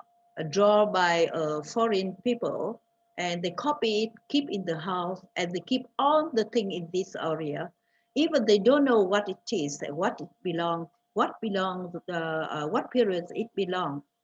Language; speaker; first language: English; non-native, fluent; Vietnamese